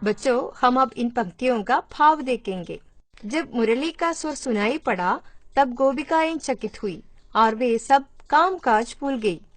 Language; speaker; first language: Hindi; non-native, local second language; Malayalam